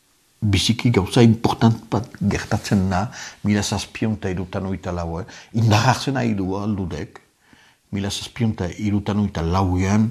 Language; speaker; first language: Basque; native; Basque